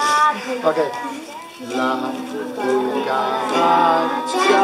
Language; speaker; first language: Spanish; non-native, learner; French